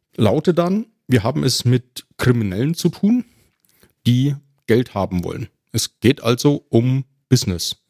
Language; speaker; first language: German; native; German